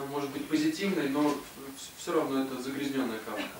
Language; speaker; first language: Russian; native; Russian